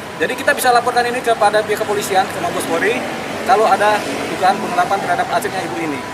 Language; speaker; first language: Indonesian; native; Indonesian